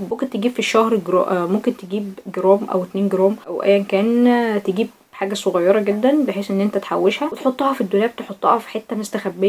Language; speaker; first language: Arabic; native; Arabic